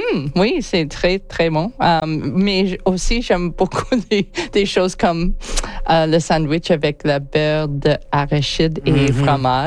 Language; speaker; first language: French; non-native, learner; English